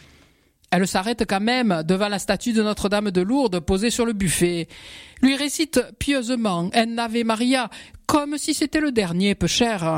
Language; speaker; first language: French; native; French